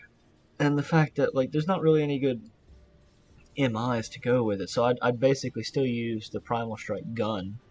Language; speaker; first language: English; native; English